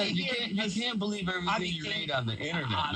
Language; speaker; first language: English; native; English